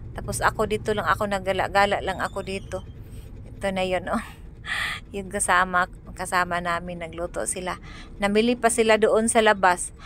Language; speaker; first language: Filipino; non-native, local second language; Cebuano